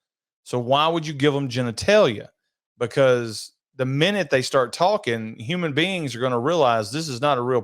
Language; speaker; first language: English; native; English